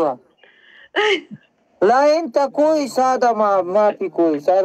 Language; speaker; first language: Arabic; non-native, learner; Pashto